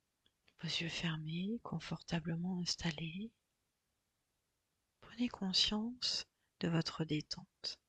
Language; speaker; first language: French; native; French